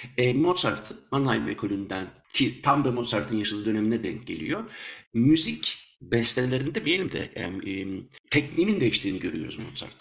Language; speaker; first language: Turkish; early bilingual, heritage; Turkish